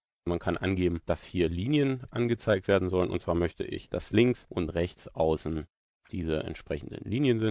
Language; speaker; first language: German; native; German